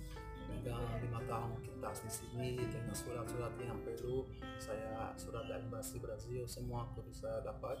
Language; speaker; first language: Indonesian; non-native, fluent; Portuguese